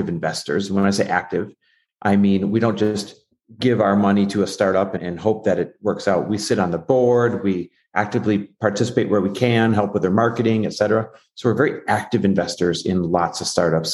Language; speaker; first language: English; native; English